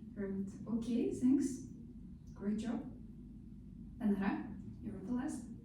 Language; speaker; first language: English; non-native, fluent; Kazakh